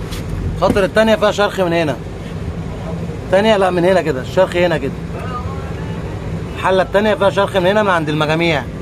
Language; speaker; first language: Arabic; native; Arabic